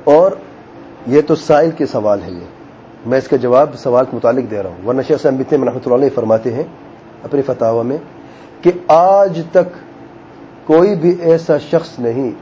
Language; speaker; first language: Urdu; native; Urdu